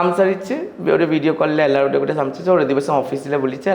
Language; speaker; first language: Malayalam; non-native, learner; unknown